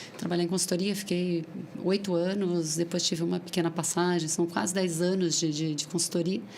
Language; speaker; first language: Portuguese; native; Portuguese